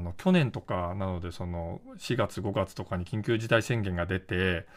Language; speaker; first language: Japanese; native; Japanese